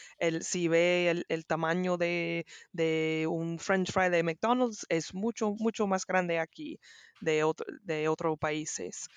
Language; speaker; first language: Spanish; non-native, learner; English